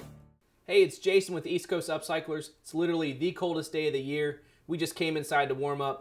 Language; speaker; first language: English; native; English